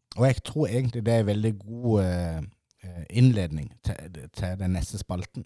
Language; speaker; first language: Norwegian; native; Norwegian